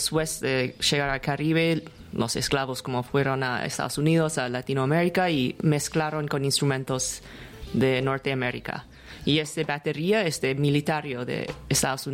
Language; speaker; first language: Spanish; non-native, learner; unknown